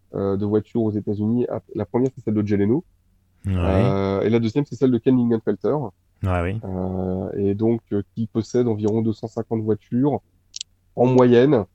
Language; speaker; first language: French; native; French